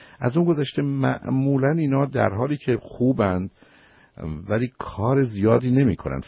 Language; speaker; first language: Persian; native; Persian